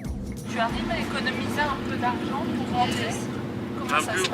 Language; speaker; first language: French; native; French